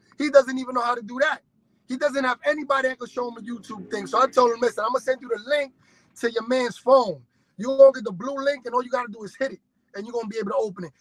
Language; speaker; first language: English; early bilingual, other home language; Spanish